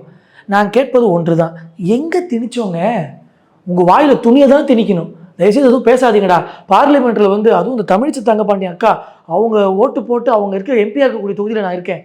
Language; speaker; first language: Tamil; native; Tamil